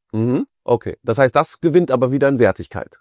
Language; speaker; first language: German; native; German